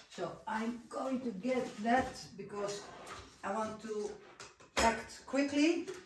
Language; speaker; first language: English; non-native, fluent; Dutch